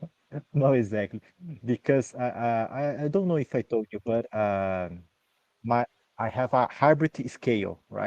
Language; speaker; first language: English; non-native, learner; Portuguese